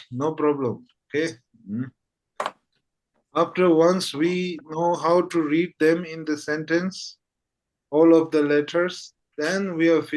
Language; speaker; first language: English; non-native, fluent; Tibetan